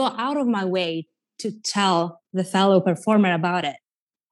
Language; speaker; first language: English; non-native, fluent; Italian